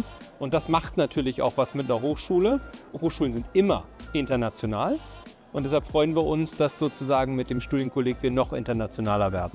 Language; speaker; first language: German; native; German